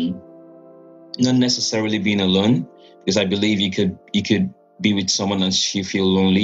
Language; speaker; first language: English; non-native, local second language; Yoruba